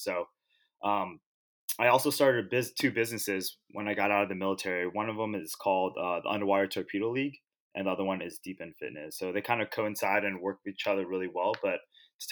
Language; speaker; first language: English; native; English